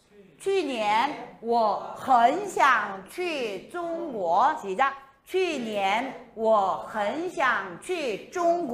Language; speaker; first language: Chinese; non-native, fluent; Korean